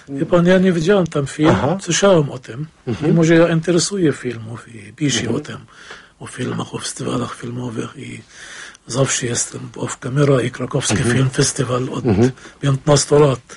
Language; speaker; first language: Polish; non-native, fluent; Arabic